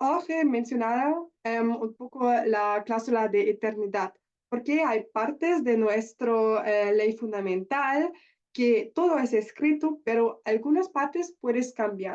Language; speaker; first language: Spanish; non-native, learner; German